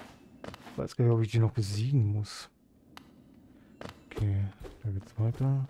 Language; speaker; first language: German; native; German